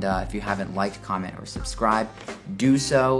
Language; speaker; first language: English; native; English